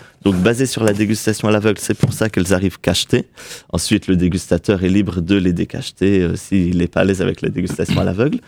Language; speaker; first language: French; native; French